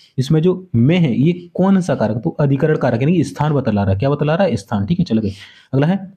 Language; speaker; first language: Hindi; native; Hindi